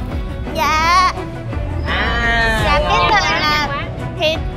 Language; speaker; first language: Vietnamese; non-native, fluent; Korean